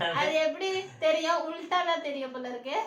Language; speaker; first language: Tamil; non-native, local second language; Odia